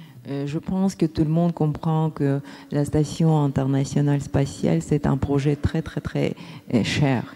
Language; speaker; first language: French; non-native, learner; Russian